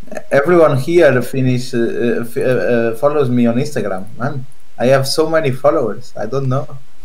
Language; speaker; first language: English; non-native, fluent; Spanish